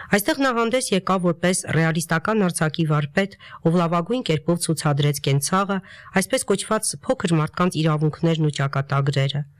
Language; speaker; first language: Armenian; native; Armenian